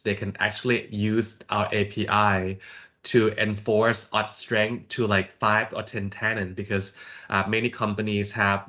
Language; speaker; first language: English; non-native, fluent; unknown